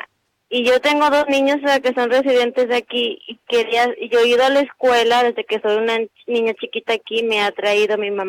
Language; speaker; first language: Spanish; early bilingual, other home language; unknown